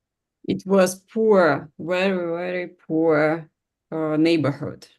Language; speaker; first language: English; non-native, learner; Russian